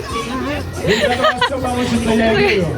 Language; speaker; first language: Russian; native; Russian